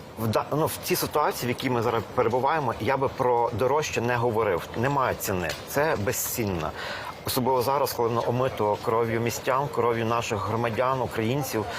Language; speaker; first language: Ukrainian; native; Ukrainian